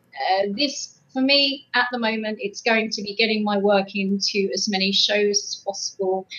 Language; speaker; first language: English; native; English